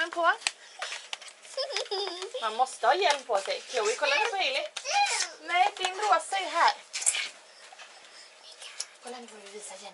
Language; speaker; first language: Swedish; native; Swedish